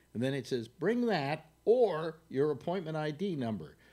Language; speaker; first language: English; native; English